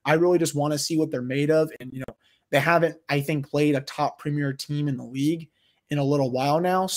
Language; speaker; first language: English; native; English